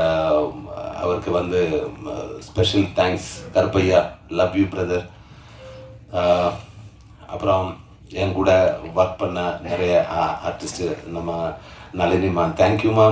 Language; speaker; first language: Tamil; non-native, learner; Malayalam